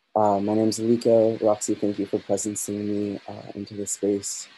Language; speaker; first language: English; native; English